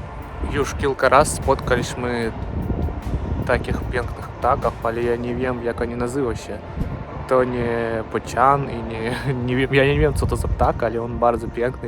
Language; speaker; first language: Polish; non-native, learner; Russian